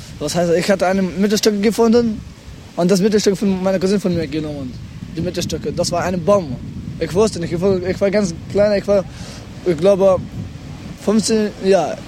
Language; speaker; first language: German; non-native, learner; Pashto